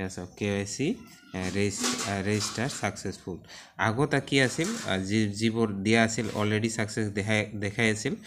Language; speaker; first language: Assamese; non-native, local second language; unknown